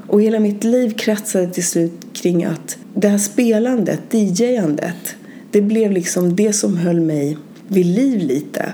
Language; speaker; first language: Swedish; early bilingual, other home language; Spanish